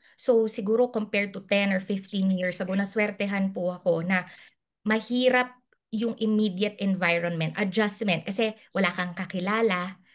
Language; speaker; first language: Filipino; native; Filipino